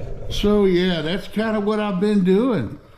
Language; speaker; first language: English; native; English